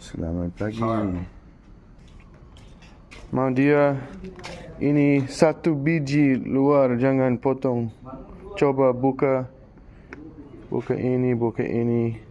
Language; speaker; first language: Indonesian; non-native, learner; English